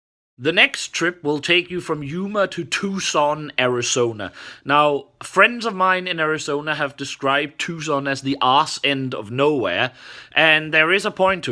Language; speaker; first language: English; non-native, fluent; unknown